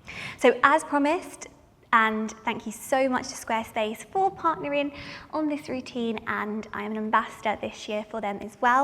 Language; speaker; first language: English; native; English